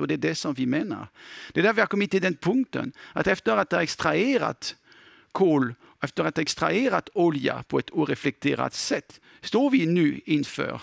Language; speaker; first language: Swedish; non-native, fluent; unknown